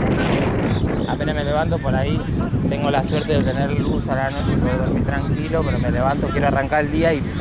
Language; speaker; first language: Spanish; native; Spanish